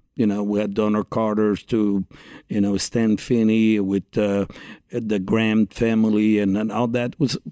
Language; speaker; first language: English; non-native, fluent; Portuguese